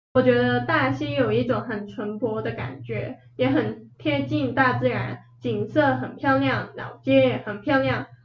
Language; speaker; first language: Chinese; non-native, fluent; Cantonese